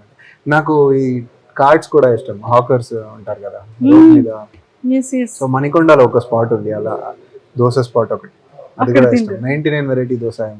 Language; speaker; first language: Telugu; non-native, fluent; Tamil